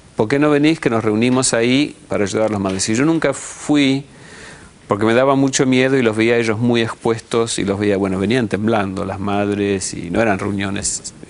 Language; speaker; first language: Spanish; early bilingual, heritage; Spanish